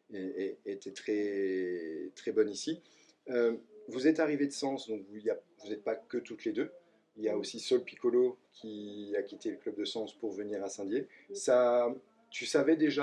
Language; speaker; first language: French; native; French